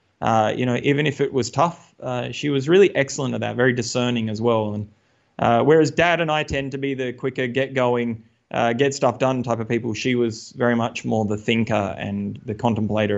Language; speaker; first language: English; native; English